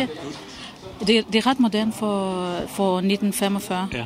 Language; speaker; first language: Danish; non-native, fluent; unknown